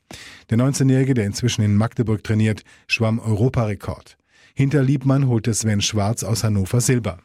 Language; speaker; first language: German; native; German